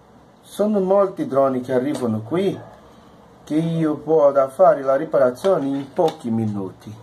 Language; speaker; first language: Italian; non-native, learner; Portuguese